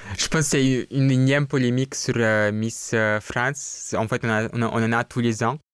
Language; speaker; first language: French; non-native, fluent; Russian